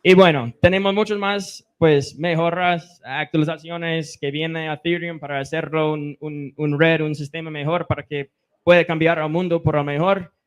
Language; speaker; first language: Spanish; non-native, fluent; English